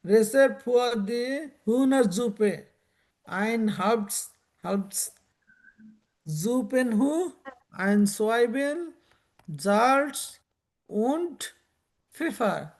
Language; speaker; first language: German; non-native, learner; Bangla